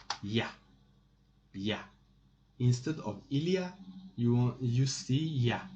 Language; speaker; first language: English; non-native, fluent; Persian